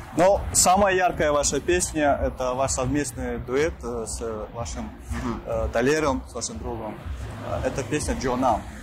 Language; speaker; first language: Russian; non-native, local second language; Uzbek